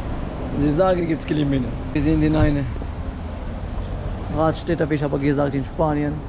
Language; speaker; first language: German; non-native, fluent; Arabic